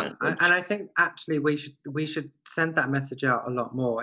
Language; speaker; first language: English; native; English